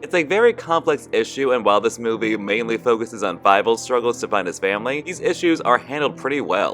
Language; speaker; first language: English; native; English